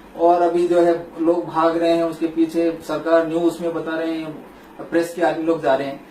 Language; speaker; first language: Hindi; non-native, local second language; Malayalam